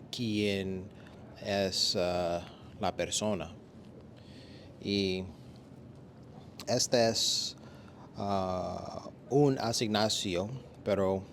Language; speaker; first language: Spanish; non-native, learner; English